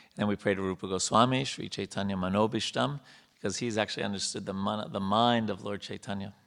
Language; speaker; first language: English; native; English